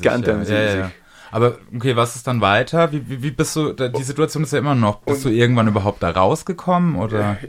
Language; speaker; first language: German; native; German